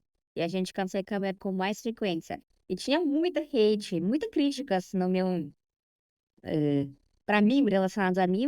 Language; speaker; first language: Portuguese; non-native, fluent; Russian